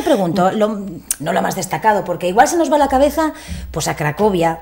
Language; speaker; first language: Spanish; native; Spanish